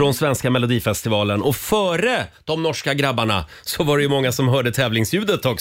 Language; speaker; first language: Swedish; native; Swedish